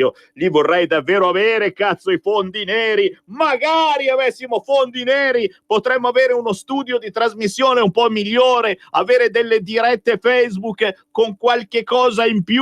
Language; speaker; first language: Italian; native; Italian